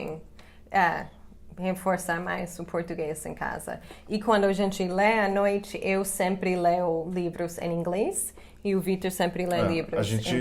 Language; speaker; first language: Portuguese; non-native, fluent; English